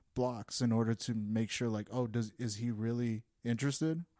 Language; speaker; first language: English; early bilingual, other home language; Spanish